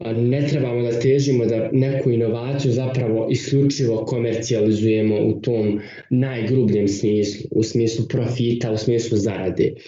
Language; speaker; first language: Bosnian; native; Bosnian